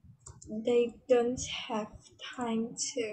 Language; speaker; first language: English; non-native, learner; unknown